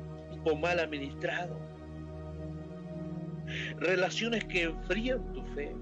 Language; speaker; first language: Spanish; native; Spanish